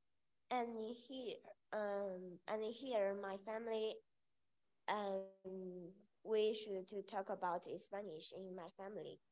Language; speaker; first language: English; non-native, learner; Spanish